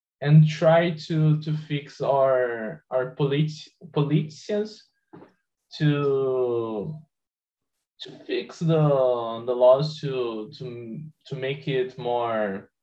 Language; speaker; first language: English; non-native, learner; Portuguese